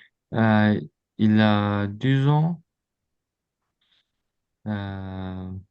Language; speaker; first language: French; non-native, learner; Azerbaijani